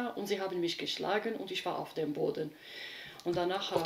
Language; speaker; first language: German; non-native, learner; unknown